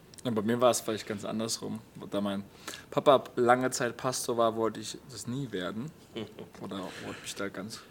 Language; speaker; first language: German; native; German